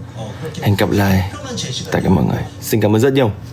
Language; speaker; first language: Vietnamese; non-native, learner; Korean